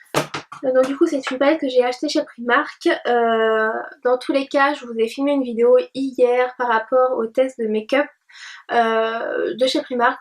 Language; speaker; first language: French; native; French